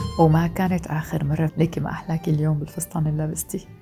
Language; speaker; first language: Arabic; native; Arabic